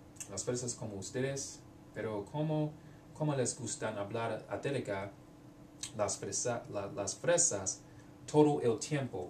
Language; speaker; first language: Spanish; non-native, learner; English